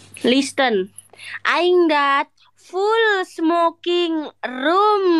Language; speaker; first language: English; non-native, learner; Indonesian